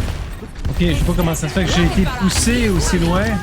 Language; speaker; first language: French; native; French